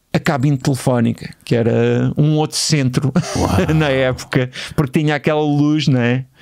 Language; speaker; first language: Portuguese; native; Portuguese